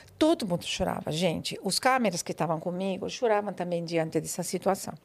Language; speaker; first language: Portuguese; non-native, fluent; Spanish